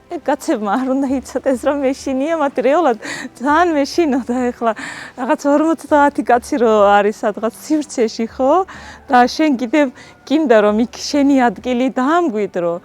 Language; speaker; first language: Georgian; non-native, local second language; Azerbaijani